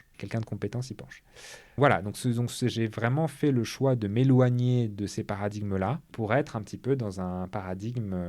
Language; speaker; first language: French; native; French